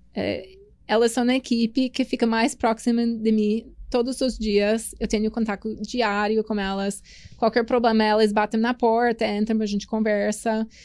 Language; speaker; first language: Portuguese; non-native, fluent; English